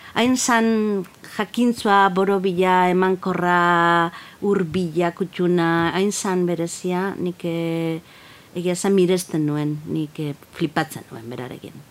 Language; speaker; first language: Basque; native; Basque